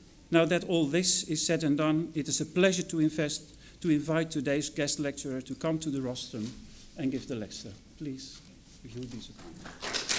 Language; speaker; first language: English; non-native, fluent; Dutch